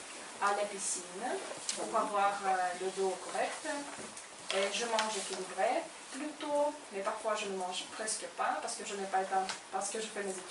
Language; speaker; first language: French; non-native, fluent; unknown